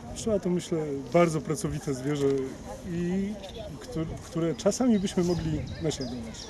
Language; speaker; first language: Polish; native; Polish